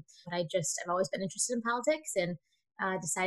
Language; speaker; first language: English; native; English